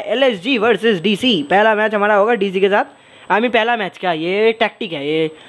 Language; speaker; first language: Hindi; non-native, local second language; Bangla